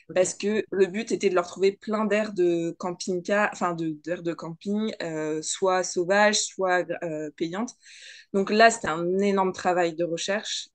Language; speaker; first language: French; native; French